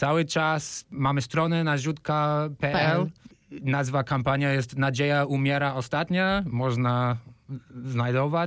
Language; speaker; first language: Polish; non-native, fluent; English